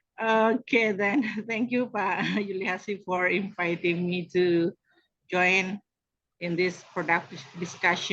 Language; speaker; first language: English; non-native, fluent; Indonesian